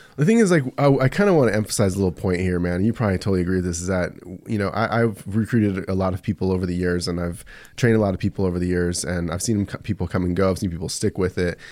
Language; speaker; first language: English; early bilingual, other home language; Spanish